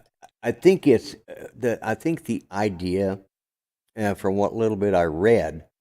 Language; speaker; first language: English; native; English